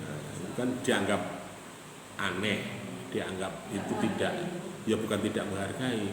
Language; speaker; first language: Indonesian; non-native, local second language; Javanese